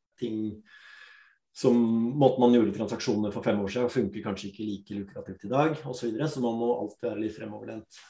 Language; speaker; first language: Norwegian; early bilingual, other home language; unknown